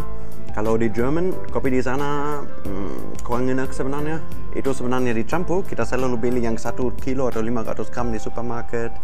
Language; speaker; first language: Indonesian; non-native, fluent; German